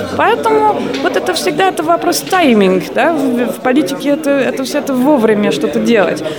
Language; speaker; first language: Russian; non-native, fluent; French